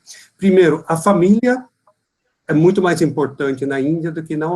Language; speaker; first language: Portuguese; non-native, fluent; Dutch